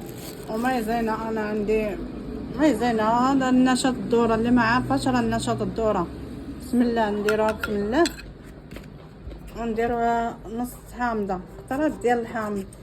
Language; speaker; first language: Arabic; native; Arabic